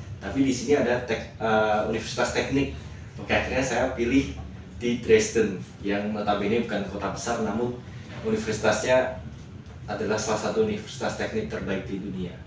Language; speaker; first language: Indonesian; native; Indonesian